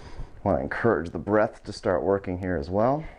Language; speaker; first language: English; native; English